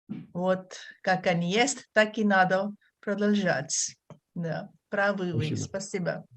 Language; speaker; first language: Russian; non-native, fluent; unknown